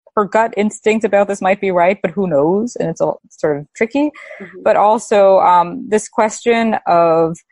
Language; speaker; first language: English; native; English